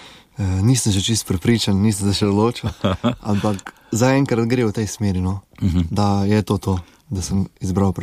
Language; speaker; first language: Slovenian; native; Slovenian